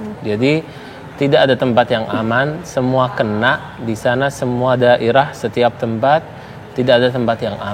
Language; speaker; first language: Indonesian; non-native, fluent; Arabic